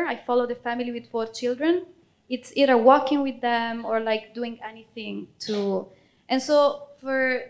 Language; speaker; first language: English; non-native, fluent; Italian